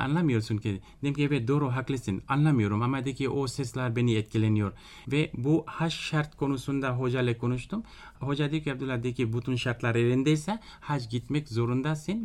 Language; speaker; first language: Turkish; non-native, fluent; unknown